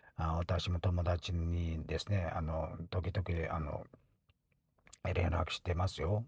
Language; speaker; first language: Japanese; non-native, fluent; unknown